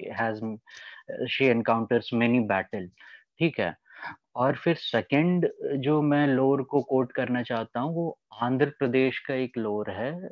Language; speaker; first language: Hindi; native; Hindi